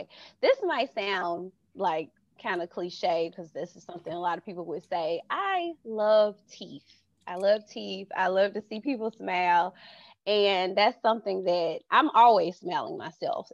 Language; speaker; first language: English; native; English